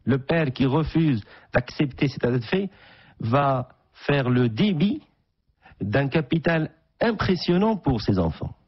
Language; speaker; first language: French; non-native, local second language; Arabic